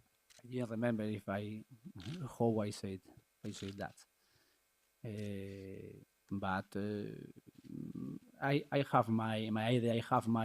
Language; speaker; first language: English; non-native, learner; Spanish